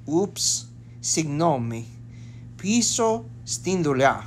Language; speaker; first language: Greek; non-native, learner; English